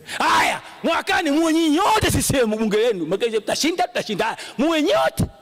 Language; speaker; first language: Swahili; native; Swahili